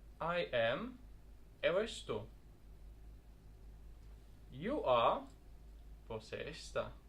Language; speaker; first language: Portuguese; non-native, fluent; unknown